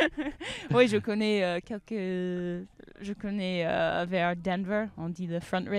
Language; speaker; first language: French; non-native, fluent; English